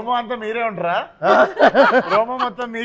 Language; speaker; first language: Telugu; native; Telugu